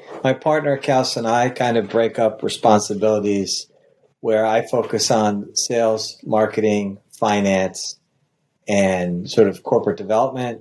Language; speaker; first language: English; native; English